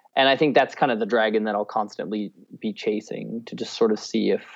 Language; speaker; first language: English; native; English